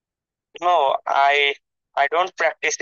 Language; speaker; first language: English; non-native, learner; Bangla